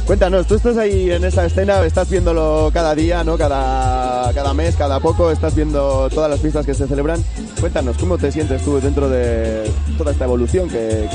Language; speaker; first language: Spanish; native; Spanish